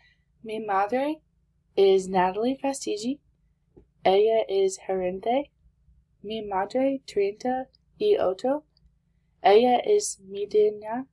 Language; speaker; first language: Spanish; non-native, learner; English